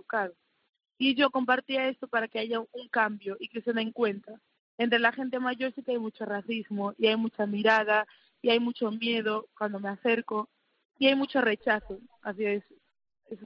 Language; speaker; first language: Spanish; early bilingual, other home language; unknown